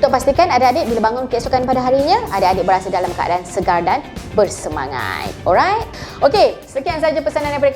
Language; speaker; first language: Malay; native; Malay